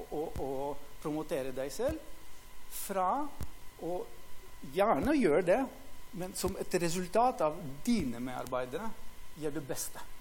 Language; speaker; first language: Norwegian; non-native, fluent; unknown